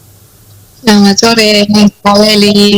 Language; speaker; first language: Indonesian; native; Indonesian